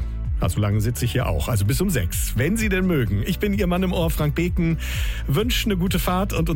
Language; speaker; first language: German; native; German